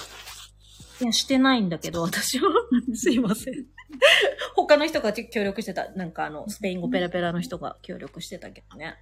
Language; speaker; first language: Japanese; native; Japanese